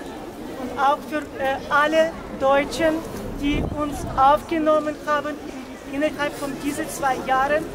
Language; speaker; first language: German; non-native, learner; Ukrainian